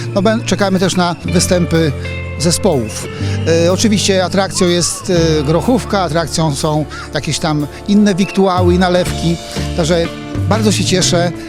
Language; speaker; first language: Polish; native; Polish